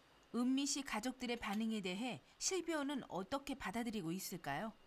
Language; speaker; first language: Korean; native; Korean